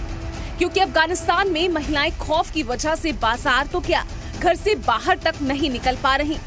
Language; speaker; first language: Hindi; native; Hindi